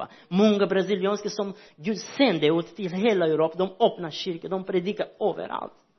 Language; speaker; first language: Swedish; non-native, learner; Portuguese